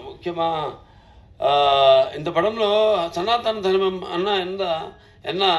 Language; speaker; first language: Tamil; non-native, learner; Telugu